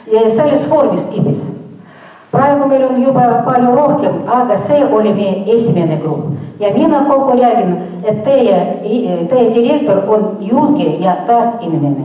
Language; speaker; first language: Estonian; non-native, local second language; Russian